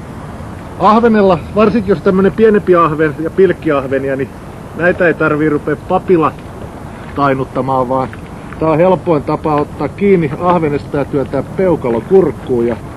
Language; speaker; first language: Finnish; native; Finnish